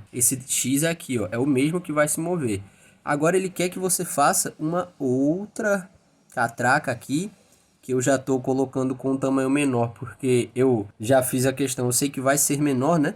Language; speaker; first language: Portuguese; native; Portuguese